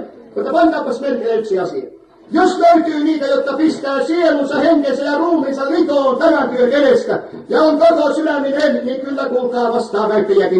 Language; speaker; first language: Finnish; native; Finnish